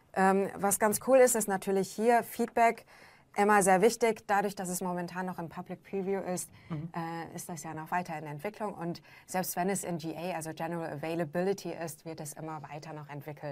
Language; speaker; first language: German; native; German